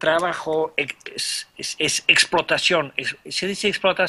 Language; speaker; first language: Spanish; non-native, fluent; French